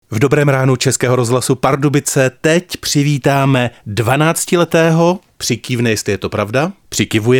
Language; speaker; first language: Czech; native; Czech